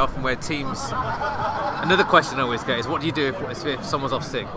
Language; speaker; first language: English; native; English